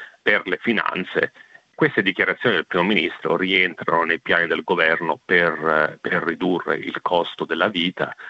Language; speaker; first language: Italian; native; Italian